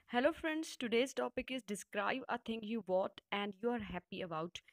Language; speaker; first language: English; non-native, local second language; Punjabi